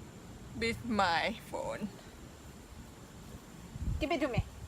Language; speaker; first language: English; non-native, learner; Thai